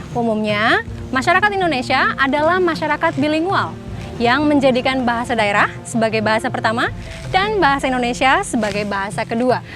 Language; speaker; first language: Indonesian; native; Indonesian